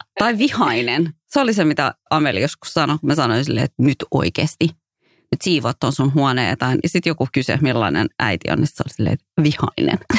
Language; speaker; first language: Finnish; early bilingual, other home language; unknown